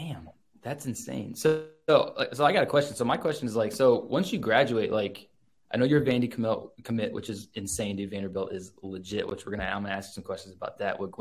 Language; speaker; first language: English; native; English